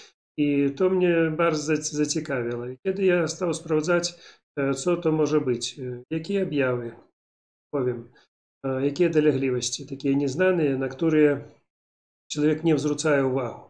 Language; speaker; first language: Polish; non-native, learner; Belarusian